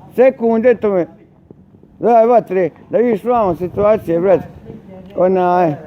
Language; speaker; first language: Bosnian; native; Bosnian